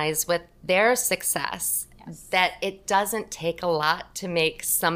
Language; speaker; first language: English; native; English